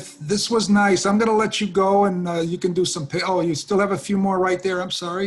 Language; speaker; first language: English; native; English